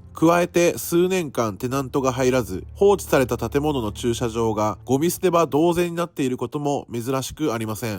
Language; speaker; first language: Japanese; native; Japanese